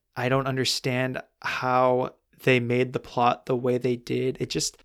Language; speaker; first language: English; native; English